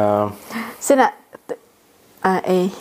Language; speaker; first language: Finnish; non-native, learner; Thai